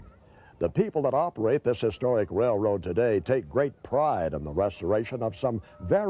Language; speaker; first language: English; native; English